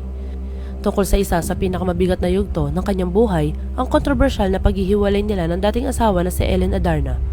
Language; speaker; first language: Filipino; native; Filipino